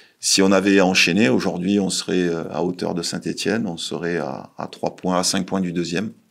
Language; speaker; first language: French; native; French